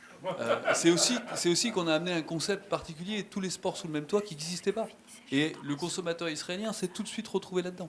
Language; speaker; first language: French; native; French